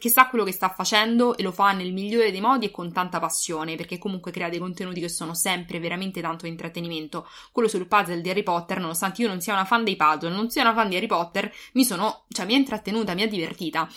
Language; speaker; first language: Italian; native; Italian